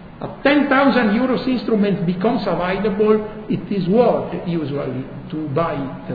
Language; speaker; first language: English; non-native, fluent; Italian